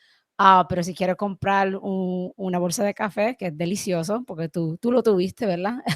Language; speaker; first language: Spanish; early bilingual, heritage; English